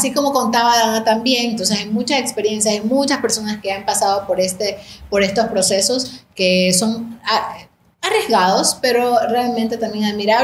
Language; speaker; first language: Spanish; native; Spanish